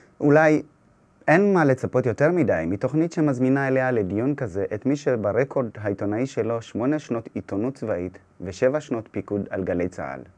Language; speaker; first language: Hebrew; native; Hebrew